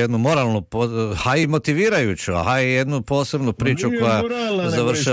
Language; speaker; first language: Croatian; native; Croatian